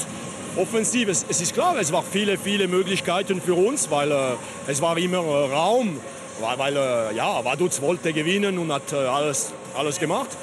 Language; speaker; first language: German; non-native, learner; French